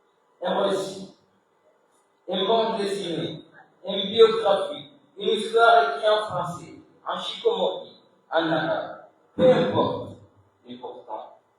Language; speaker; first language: French; non-native, local second language; Comorian